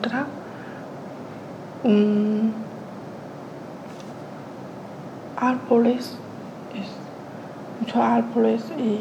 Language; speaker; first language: Spanish; non-native, learner; Chinese